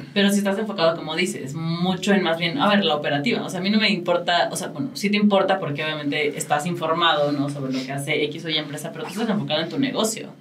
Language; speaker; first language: Spanish; native; Spanish